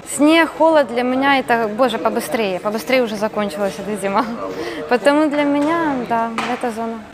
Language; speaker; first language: Russian; native; Russian